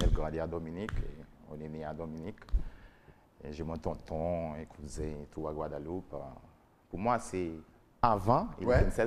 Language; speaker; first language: French; non-native, learner; English